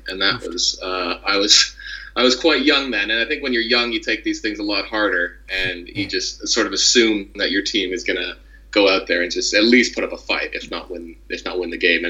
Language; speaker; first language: English; native; English